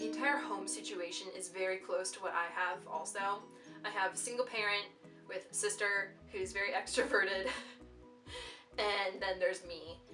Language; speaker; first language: English; native; English